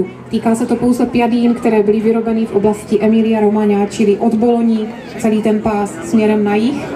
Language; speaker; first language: Czech; native; Czech